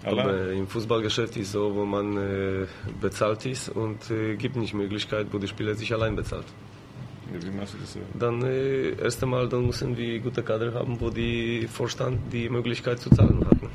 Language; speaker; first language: German; non-native, learner; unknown